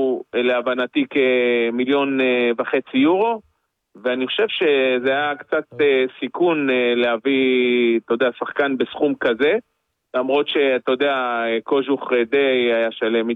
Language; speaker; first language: Hebrew; native; Hebrew